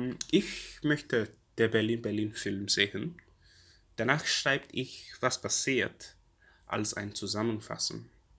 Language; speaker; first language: German; non-native, learner; English